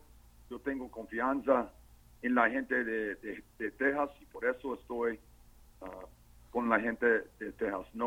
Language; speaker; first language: Spanish; non-native, fluent; English